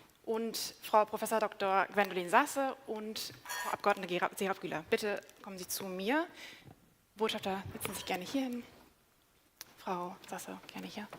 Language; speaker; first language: German; native; German